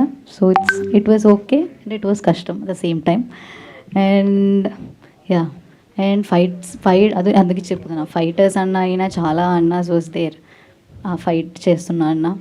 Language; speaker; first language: Telugu; non-native, learner; Malayalam